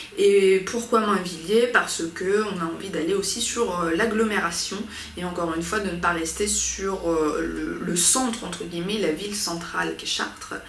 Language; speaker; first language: French; native; French